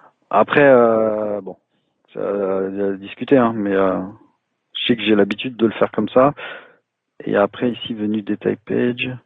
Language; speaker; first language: French; native; French